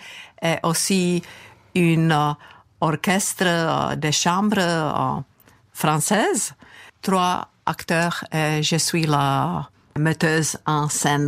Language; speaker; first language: French; non-native, fluent; Czech